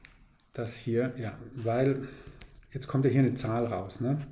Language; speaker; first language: German; native; German